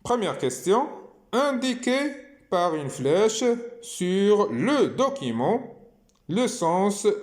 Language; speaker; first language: French; non-native, local second language; Arabic